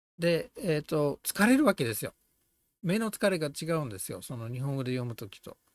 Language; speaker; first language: Japanese; non-native, fluent; English